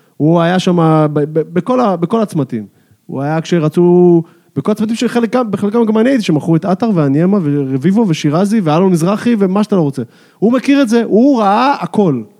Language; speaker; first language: Hebrew; native; Hebrew